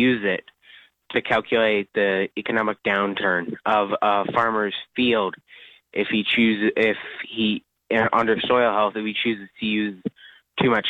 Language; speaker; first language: English; native; English